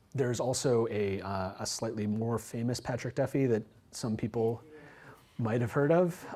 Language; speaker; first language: English; native; English